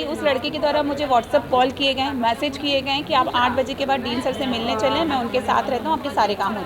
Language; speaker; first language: Hindi; native; Hindi